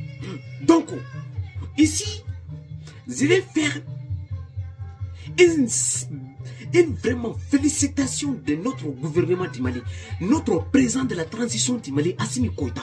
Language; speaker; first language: French; non-native, local second language; Bambara